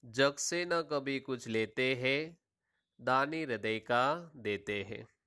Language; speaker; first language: Hindi; non-native, local second language; Gujarati